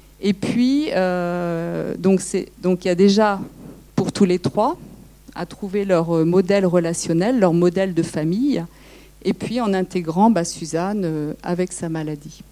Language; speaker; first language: French; native; French